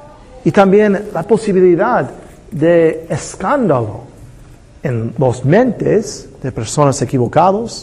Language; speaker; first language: Spanish; non-native, fluent; English